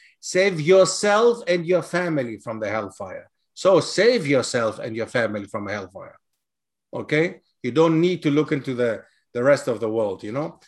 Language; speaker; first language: English; non-native, fluent; Greek